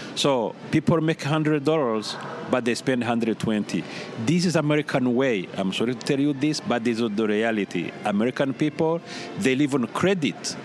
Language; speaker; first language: English; non-native, fluent; Rundi